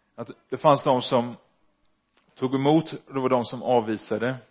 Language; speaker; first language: Swedish; early bilingual, other home language; Dutch